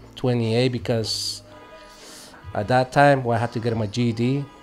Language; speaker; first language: English; native; English